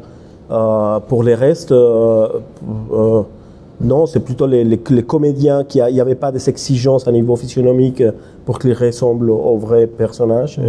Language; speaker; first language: French; non-native, fluent; Spanish